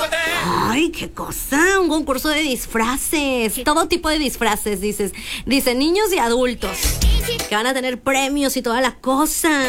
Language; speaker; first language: Spanish; native; Spanish